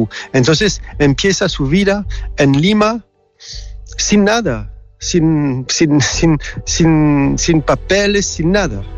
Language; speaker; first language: Spanish; non-native, learner; French